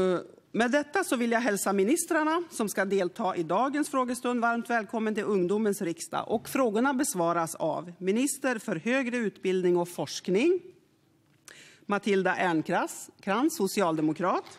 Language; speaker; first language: Swedish; native; Swedish